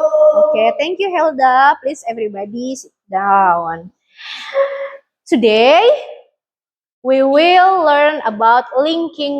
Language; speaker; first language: English; non-native, learner; Indonesian